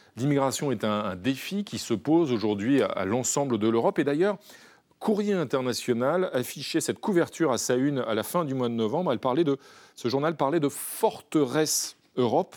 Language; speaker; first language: French; native; French